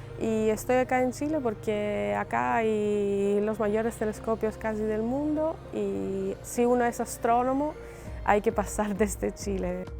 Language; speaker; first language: Spanish; non-native, fluent; Greek